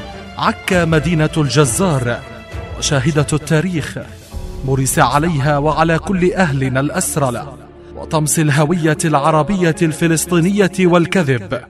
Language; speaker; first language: Arabic; native; Arabic